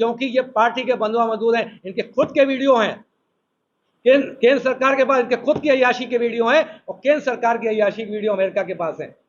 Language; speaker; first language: Hindi; native; Hindi